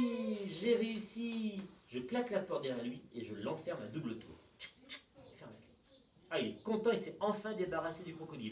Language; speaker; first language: French; native; French